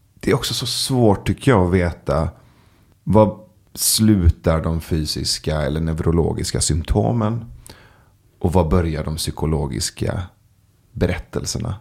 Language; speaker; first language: Swedish; early bilingual, other home language; Persian